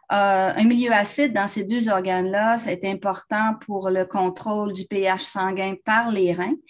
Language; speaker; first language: French; native; French